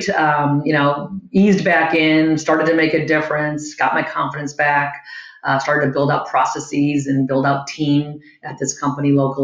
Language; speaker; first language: English; native; English